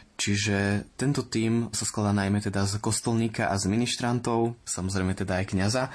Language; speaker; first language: Slovak; native; Slovak